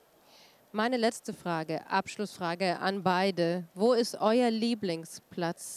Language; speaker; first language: German; native; German